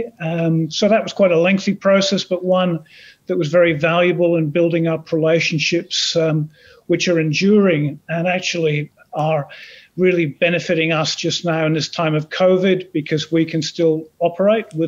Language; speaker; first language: English; native; English